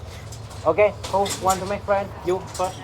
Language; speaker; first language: English; non-native, learner; Vietnamese